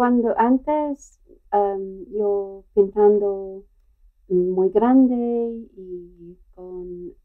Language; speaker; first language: Spanish; non-native, learner; English